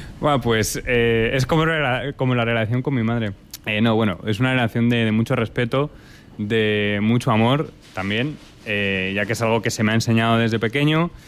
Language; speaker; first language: Spanish; native; Spanish